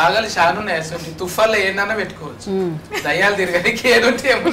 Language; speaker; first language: Telugu; native; Telugu